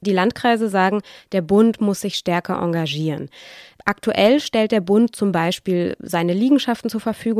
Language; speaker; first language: German; native; German